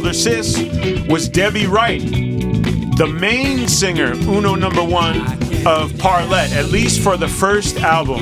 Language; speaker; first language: English; native; English